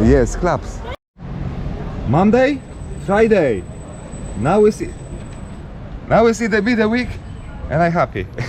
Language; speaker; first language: English; non-native, learner; Polish